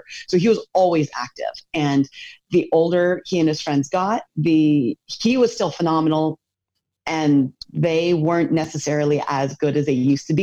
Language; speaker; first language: English; native; English